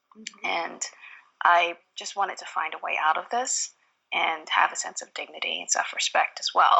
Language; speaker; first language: English; native; English